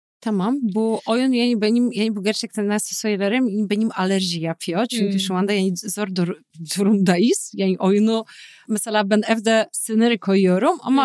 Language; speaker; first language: Turkish; non-native, fluent; Polish